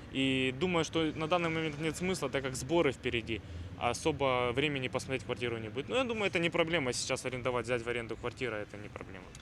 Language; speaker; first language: Russian; native; Russian